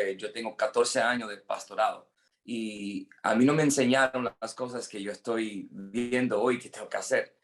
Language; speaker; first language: Spanish; non-native, fluent; English